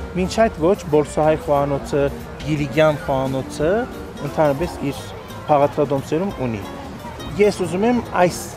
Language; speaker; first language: Armenian; early bilingual, heritage; Armenian